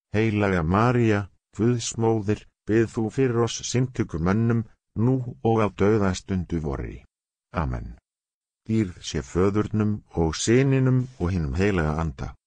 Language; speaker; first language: Icelandic; non-native, learner; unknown